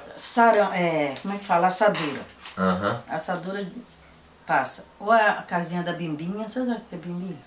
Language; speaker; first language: Portuguese; native; Portuguese